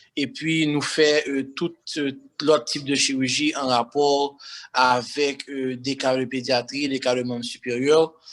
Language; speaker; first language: French; non-native, local second language; Haitian Creole